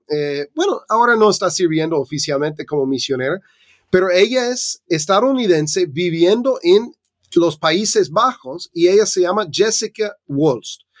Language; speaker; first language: Spanish; non-native, fluent; English